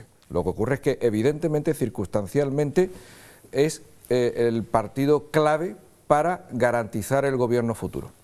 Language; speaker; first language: Spanish; native; Spanish